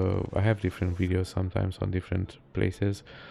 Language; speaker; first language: English; non-native, fluent; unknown